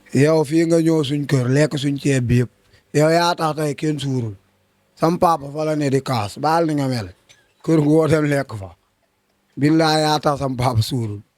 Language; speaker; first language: Wolof; native; Wolof